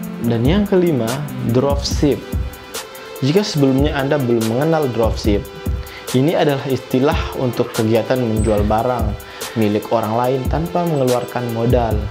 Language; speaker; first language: Indonesian; native; Indonesian